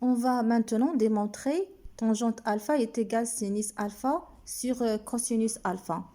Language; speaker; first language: French; non-native, local second language; Arabic